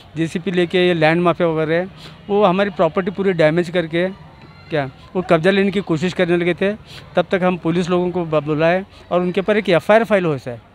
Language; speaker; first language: Hindi; non-native, local second language; Urdu